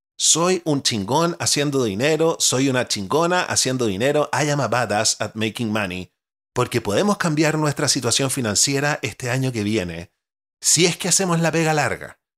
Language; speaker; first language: Spanish; native; Spanish